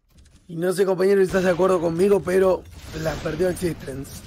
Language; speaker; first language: Spanish; native; Spanish